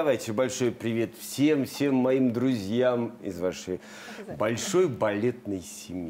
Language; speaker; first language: Russian; native; Russian